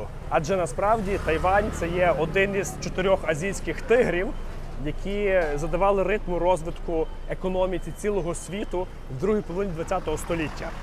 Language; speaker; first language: Ukrainian; native; Ukrainian